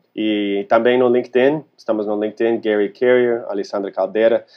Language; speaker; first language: Portuguese; non-native, fluent; English